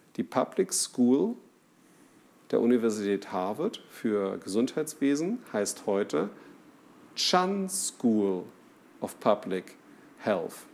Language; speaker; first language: German; native; German